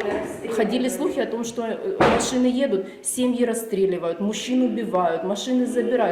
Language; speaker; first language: Russian; native; Russian